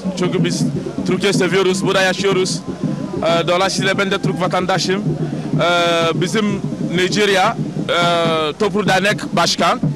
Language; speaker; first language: Turkish; non-native, learner; Igbo